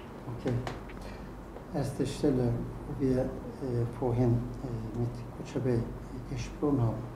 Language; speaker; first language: German; non-native, learner; Turkish